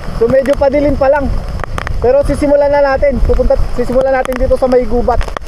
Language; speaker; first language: Filipino; non-native, local second language; Iloko